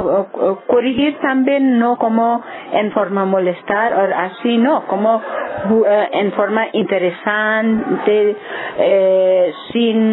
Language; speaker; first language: Spanish; non-native, learner; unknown